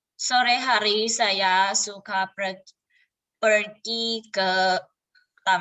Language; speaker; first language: Indonesian; non-native, learner; Thai